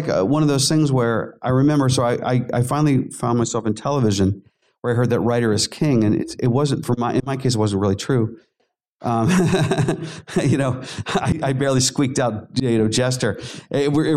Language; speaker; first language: English; native; English